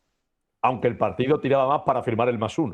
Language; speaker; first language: Spanish; native; Spanish